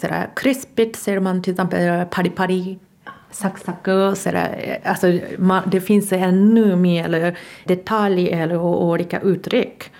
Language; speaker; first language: Swedish; non-native, fluent; Japanese